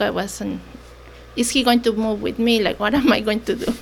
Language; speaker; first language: English; non-native, fluent; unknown